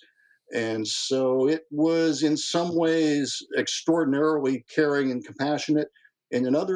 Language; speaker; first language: English; native; English